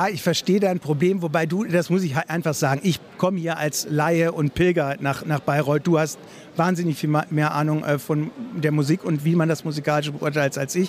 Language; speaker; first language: German; native; German